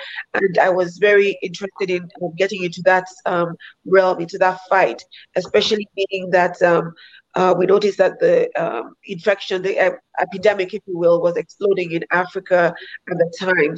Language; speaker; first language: English; non-native, local second language; Yoruba